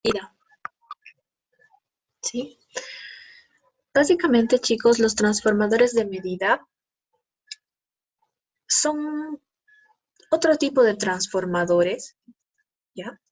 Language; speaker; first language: Spanish; native; Spanish